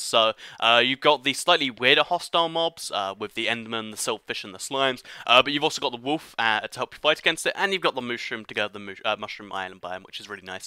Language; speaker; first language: English; native; English